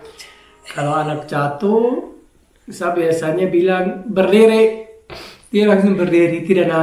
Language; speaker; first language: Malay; non-native, fluent; German